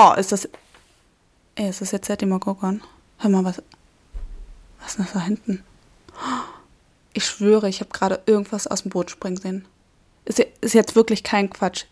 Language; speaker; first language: German; native; German